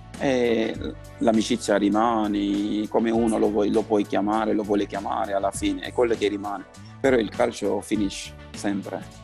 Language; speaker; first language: Italian; non-native, fluent; Wolof